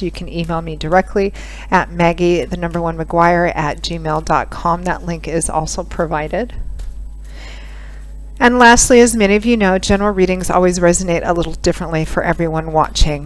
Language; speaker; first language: English; native; English